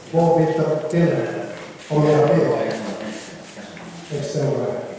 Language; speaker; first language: Swedish; non-native, fluent; Finnish